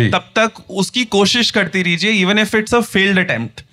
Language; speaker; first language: Hindi; native; Hindi